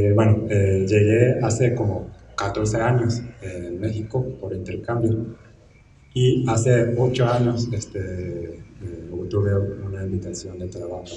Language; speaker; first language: Spanish; non-native, fluent; Japanese